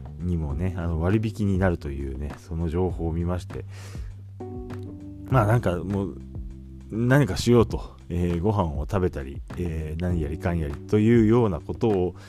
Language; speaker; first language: Japanese; native; Japanese